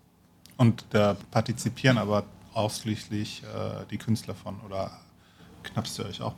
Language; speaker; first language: German; native; German